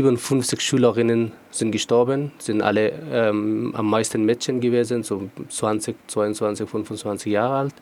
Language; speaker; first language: German; non-native, fluent; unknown